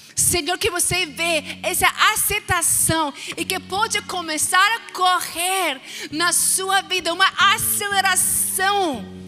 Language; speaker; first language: Portuguese; non-native, fluent; English